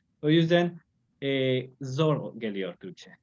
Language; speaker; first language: Turkish; non-native, fluent; Spanish